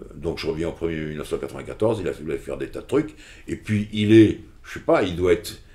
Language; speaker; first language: French; native; French